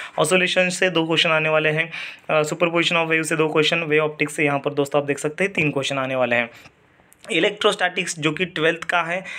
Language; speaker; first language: Hindi; non-native, local second language; Marathi